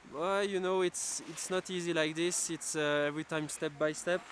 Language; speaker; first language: English; non-native, learner; French